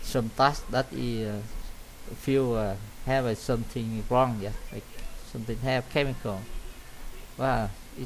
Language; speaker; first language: English; non-native, learner; Vietnamese